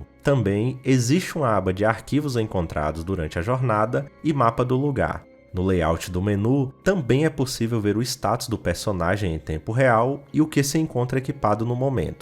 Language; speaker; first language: Portuguese; native; Portuguese